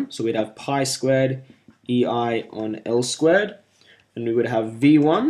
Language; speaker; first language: English; native; English